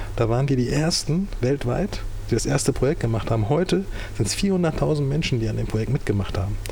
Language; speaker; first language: German; early bilingual, other home language; Turkish